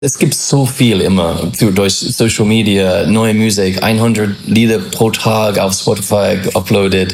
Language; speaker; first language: German; non-native, fluent; English